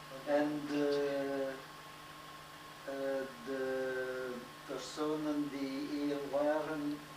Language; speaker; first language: Dutch; non-native, learner; French